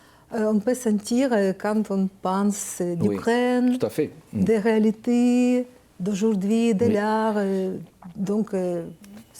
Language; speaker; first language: French; non-native, learner; Ukrainian